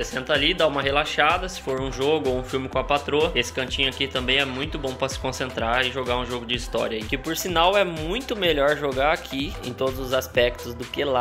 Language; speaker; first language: Portuguese; native; Portuguese